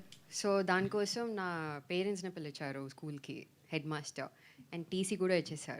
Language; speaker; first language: Telugu; non-native, fluent; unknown